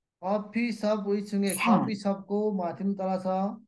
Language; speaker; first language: Korean; non-native, learner; Nepali